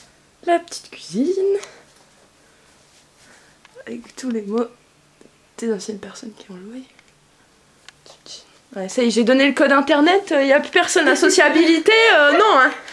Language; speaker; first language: French; native; French